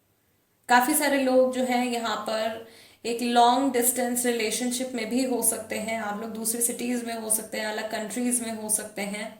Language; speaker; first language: Hindi; native; Hindi